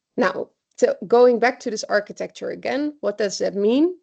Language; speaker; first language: English; non-native, fluent; Dutch